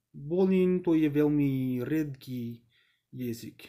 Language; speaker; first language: Ukrainian; non-native, learner; English